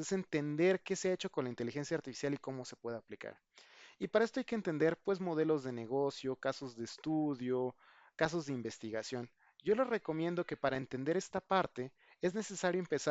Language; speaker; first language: Spanish; native; Spanish